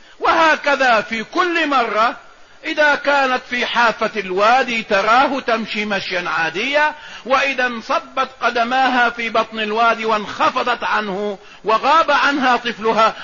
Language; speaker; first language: Arabic; native; Arabic